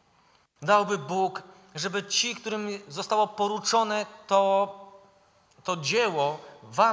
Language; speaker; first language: Polish; native; Polish